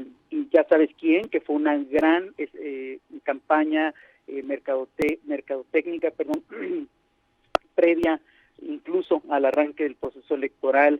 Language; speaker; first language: Spanish; native; Spanish